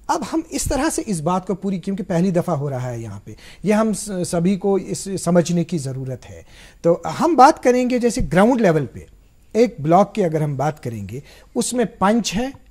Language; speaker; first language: Hindi; non-native, local second language; Kashmiri